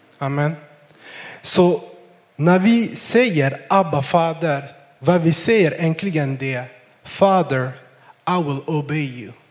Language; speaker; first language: Swedish; non-native, fluent; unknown